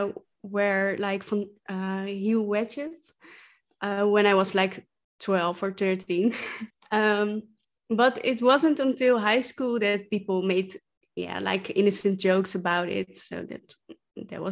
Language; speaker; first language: English; non-native, fluent; Dutch